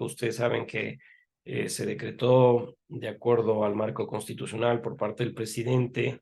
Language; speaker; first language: Spanish; native; Spanish